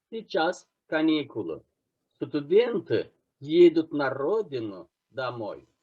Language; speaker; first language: Russian; non-native, fluent; Turkish